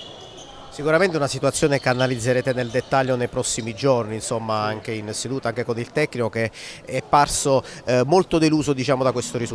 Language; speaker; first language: Italian; native; Italian